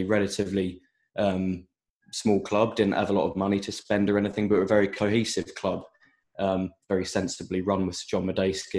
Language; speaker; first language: English; native; English